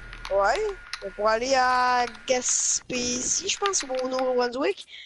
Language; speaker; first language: French; native; French